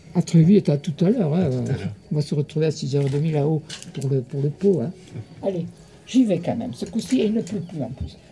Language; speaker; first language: French; early bilingual, other home language; Italian